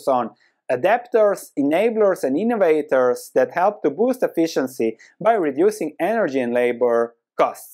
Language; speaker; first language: English; non-native, fluent; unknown